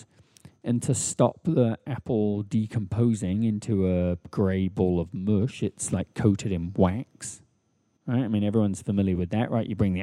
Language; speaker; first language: English; native; English